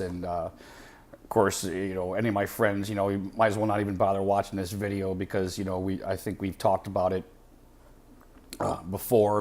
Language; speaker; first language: English; native; English